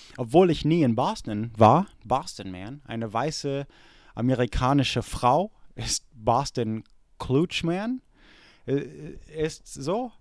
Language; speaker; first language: German; early bilingual, other home language; English